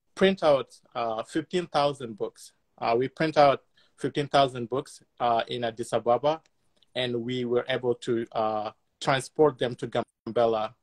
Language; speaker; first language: English; non-native, fluent; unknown